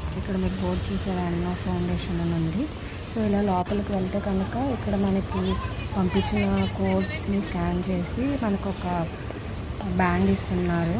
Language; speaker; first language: Telugu; native; Telugu